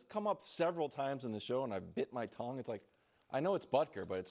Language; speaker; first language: English; native; English